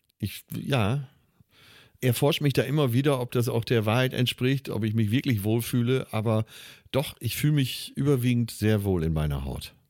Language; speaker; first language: German; native; German